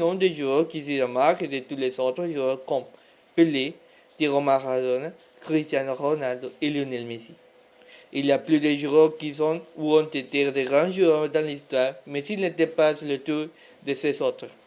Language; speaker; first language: French; non-native, learner; Spanish